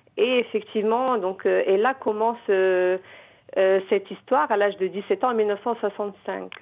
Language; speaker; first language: French; native; French